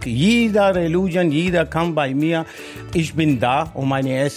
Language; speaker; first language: German; non-native, learner; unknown